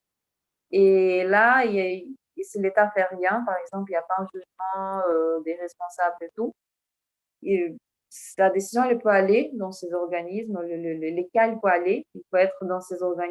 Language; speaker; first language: French; non-native, fluent; Portuguese